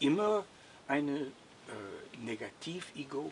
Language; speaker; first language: German; non-native, learner; English